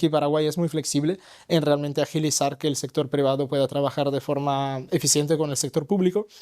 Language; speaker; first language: Spanish; non-native, fluent; Italian